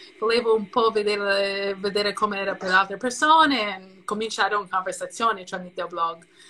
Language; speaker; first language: Italian; non-native, fluent; English